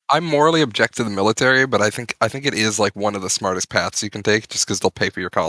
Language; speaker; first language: English; native; English